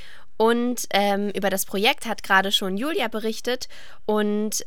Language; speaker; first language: German; native; German